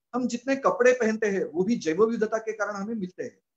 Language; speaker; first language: Hindi; non-native, local second language; Marathi